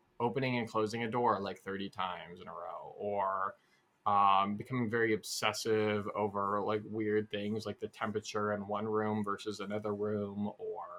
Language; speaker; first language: English; native; English